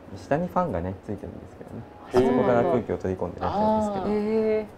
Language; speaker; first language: Japanese; native; Japanese